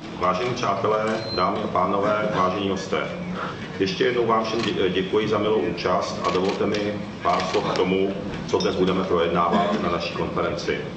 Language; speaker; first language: Czech; early bilingual, other home language; Japanese